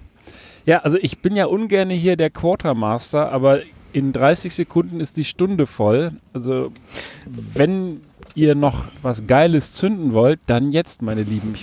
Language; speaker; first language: German; native; German